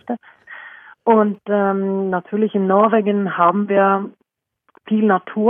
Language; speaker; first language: German; non-native, fluent; Norwegian